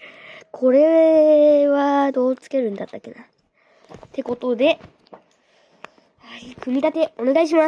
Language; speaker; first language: Japanese; native; Japanese